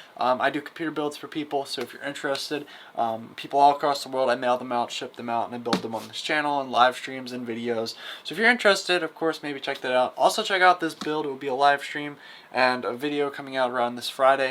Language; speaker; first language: English; native; English